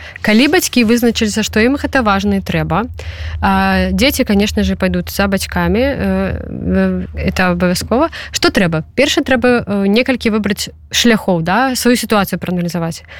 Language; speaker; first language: Belarusian; non-native, local second language; Russian